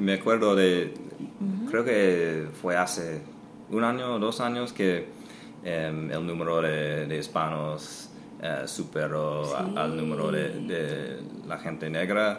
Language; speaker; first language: Spanish; non-native, fluent; English